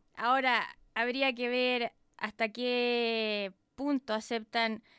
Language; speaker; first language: Spanish; native; Spanish